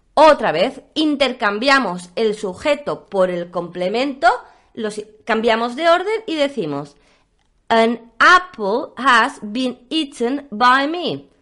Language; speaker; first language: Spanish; native; Spanish